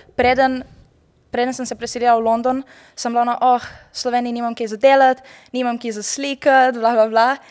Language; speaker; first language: Slovenian; native; Slovenian